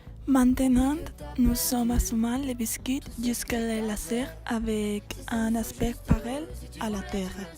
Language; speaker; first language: French; non-native, learner; Spanish